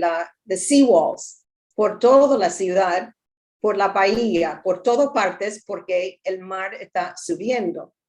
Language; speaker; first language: Spanish; non-native, learner; English